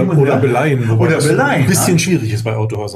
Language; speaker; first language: German; native; German